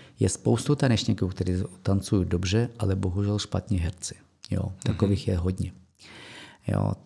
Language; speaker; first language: Czech; non-native, fluent; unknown